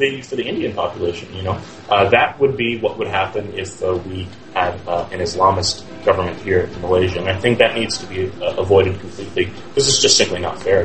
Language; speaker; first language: English; native; English